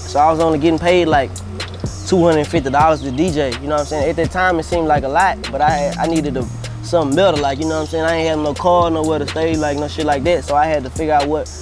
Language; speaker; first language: English; native; English